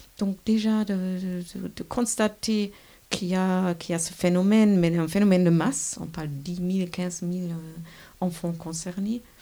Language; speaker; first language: French; non-native, fluent; German